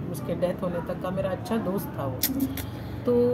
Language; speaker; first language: Hindi; non-native, local second language; Marathi